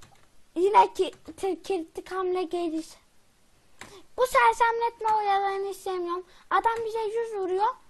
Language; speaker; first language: Turkish; native; Turkish